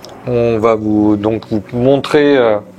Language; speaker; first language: French; native; French